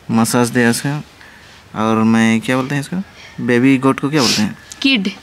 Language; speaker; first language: Hindi; non-native, local second language; Sadri